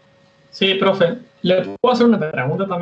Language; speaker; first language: Spanish; native; Spanish